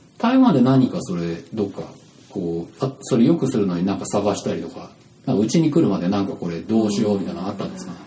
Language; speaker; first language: Japanese; native; Japanese